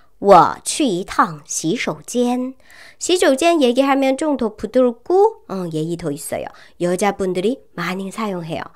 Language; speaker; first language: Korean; non-native, learner; Chinese